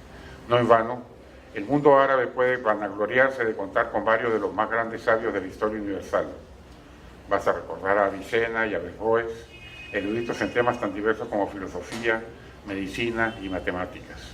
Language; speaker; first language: Spanish; native; Spanish